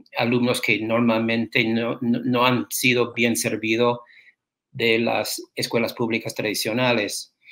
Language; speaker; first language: Spanish; non-native, fluent; English